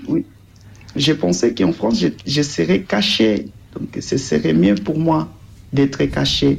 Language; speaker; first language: French; non-native, learner; Portuguese